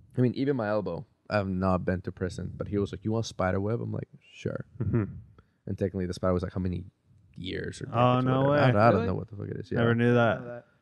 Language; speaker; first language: English; early bilingual, other home language; Spanish